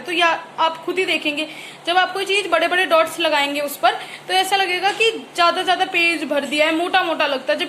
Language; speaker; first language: Hindi; native; Hindi